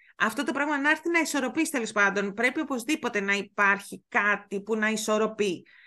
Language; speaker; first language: Greek; native; Greek